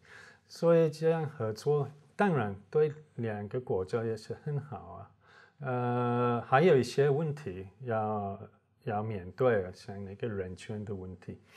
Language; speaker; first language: Chinese; non-native, fluent; English